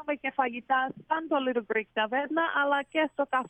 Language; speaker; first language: Greek; early bilingual, heritage; Greek